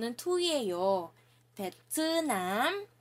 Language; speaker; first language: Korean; non-native, fluent; Filipino